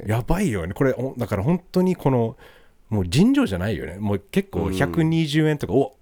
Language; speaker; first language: Japanese; non-native, fluent; English